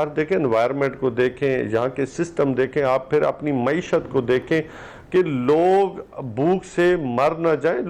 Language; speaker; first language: Urdu; non-native, local second language; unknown